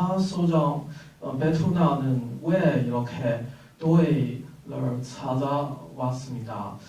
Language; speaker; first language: Korean; non-native, learner; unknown